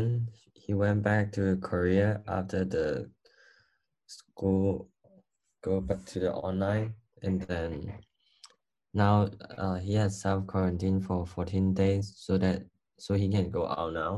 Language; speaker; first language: English; non-native, learner; Cantonese